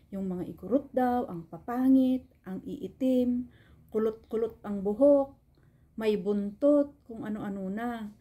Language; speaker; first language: Filipino; non-native, local second language; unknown